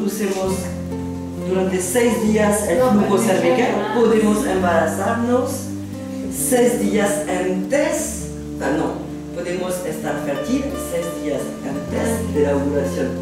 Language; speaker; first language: Spanish; non-native, fluent; French